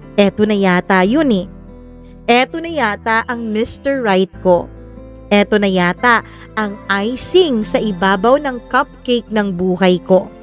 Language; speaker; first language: Filipino; non-native, local second language; Cebuano